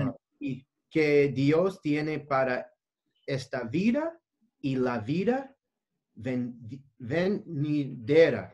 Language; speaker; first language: Spanish; non-native, learner; English